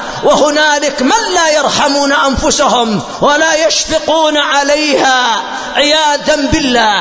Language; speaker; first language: Arabic; native; Arabic